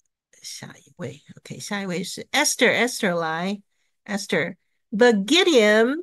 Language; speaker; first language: Chinese; native; Chinese